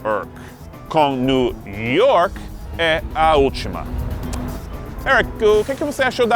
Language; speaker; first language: Portuguese; non-native, fluent; English